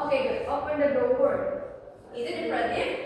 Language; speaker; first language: English; non-native, learner; Indonesian